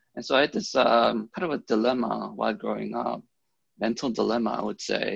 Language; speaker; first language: English; early bilingual, other home language; Korean